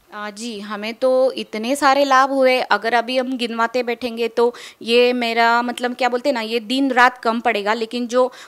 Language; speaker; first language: Hindi; non-native, local second language; Marathi